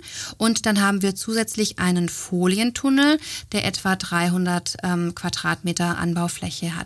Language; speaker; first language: German; native; German